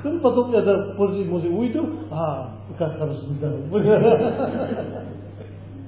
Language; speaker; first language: Russian; non-native, learner; Tibetan